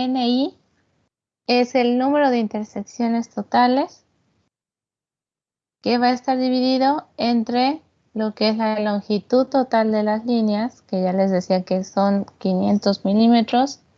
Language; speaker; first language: Spanish; native; Spanish